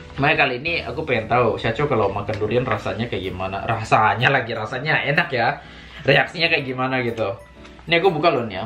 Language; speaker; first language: Indonesian; native; Indonesian